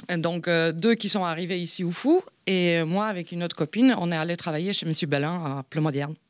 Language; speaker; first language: French; non-native, fluent; Polish